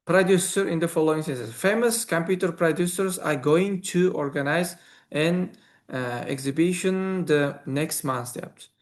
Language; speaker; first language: English; non-native, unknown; Uzbek